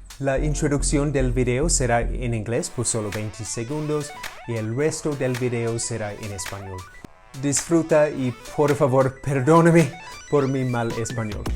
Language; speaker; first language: Spanish; non-native, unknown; English